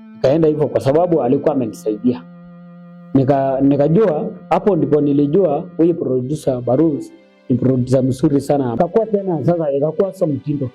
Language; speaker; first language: Swahili; non-native, local second language; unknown